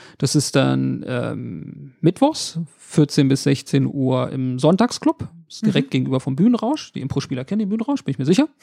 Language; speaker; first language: German; native; German